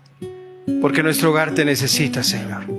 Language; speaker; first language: Spanish; native; Spanish